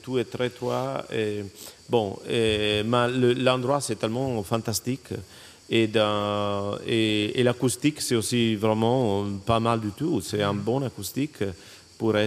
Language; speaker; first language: French; non-native, fluent; Italian